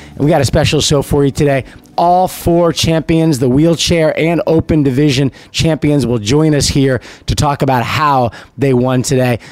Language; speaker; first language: English; native; English